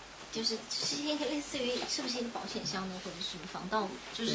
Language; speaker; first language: Chinese; native; Chinese